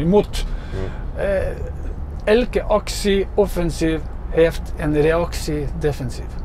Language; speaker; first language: Dutch; non-native, fluent; Norwegian